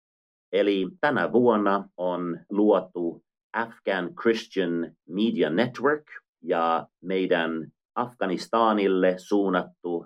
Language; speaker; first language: Finnish; non-native, fluent; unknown